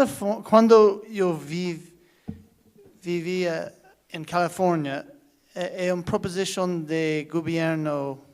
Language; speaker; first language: Spanish; non-native, learner; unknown